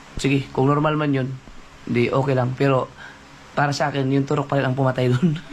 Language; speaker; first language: Filipino; non-native, local second language; Cebuano